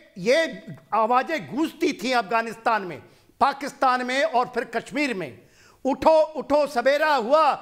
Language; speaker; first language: Hindi; non-native, local second language; Punjabi